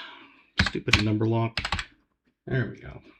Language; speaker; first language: English; native; English